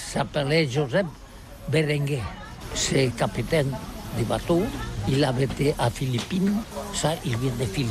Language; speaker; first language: French; non-native, learner; Catalan